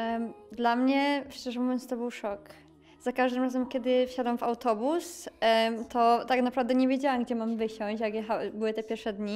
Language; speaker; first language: Polish; native; Polish